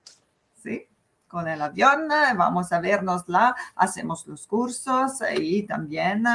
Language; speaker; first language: Spanish; non-native, fluent; Italian